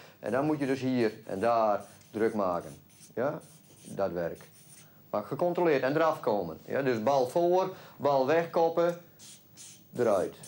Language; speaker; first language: Dutch; non-native, local second language; Western Frisian